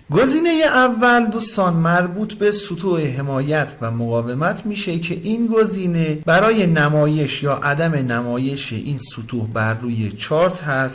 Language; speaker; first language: Persian; native; Persian